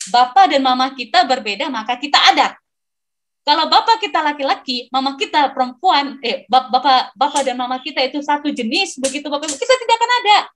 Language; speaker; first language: Indonesian; non-native, local second language; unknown